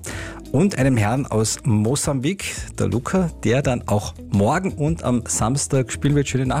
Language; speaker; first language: German; native; German